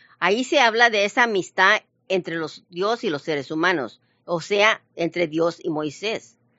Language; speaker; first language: Spanish; early bilingual, heritage; Spanish